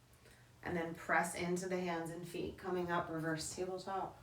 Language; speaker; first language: English; native; English